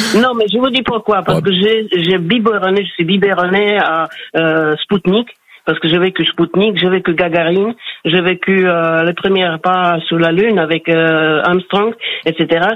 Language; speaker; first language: French; non-native, fluent; Slovak